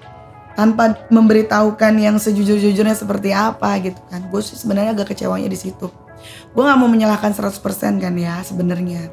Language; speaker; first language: Indonesian; native; Indonesian